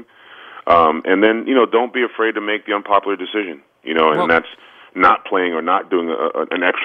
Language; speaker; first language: English; native; English